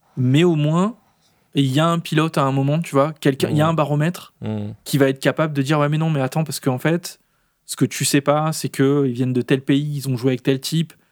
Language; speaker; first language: French; native; French